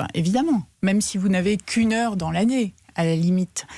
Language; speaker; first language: French; native; French